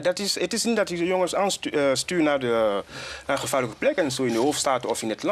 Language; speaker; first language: Dutch; non-native, fluent; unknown